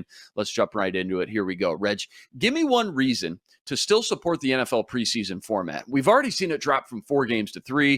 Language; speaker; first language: English; native; English